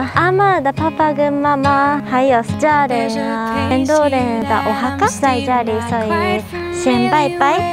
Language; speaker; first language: Chinese; non-native, fluent; Japanese